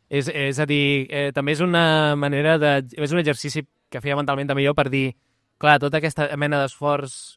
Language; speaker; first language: Catalan; non-native, local second language; Spanish